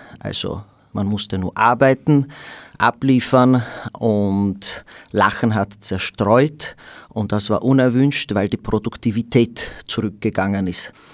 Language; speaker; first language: German; non-native, fluent; Slovak